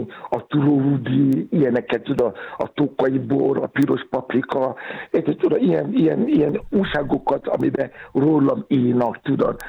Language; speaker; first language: Hungarian; non-native, fluent; Yoruba